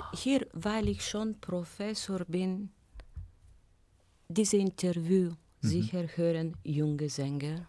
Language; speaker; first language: German; non-native, fluent; Bulgarian